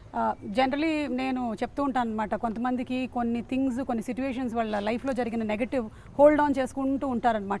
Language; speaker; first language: Telugu; native; Telugu